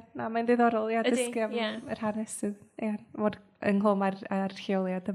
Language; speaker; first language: Welsh; native; Welsh